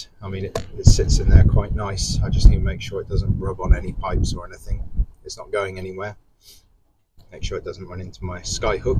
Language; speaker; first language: English; native; English